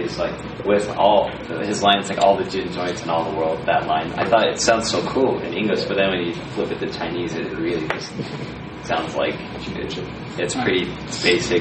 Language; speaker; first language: English; native; English